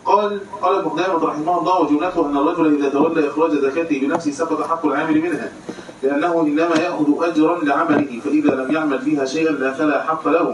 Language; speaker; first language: Arabic; native; Arabic